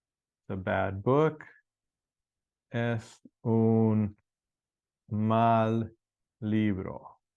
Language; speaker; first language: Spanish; non-native, fluent; English